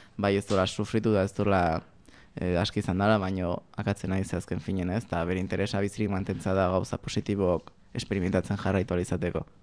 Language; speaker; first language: Basque; native; Basque